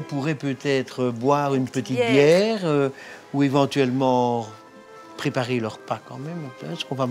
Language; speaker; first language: French; native; French